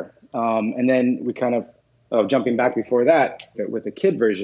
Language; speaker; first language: English; native; English